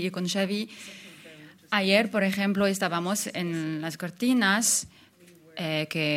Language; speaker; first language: Spanish; non-native, fluent; French